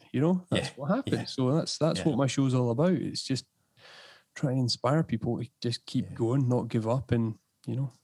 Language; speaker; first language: English; native; English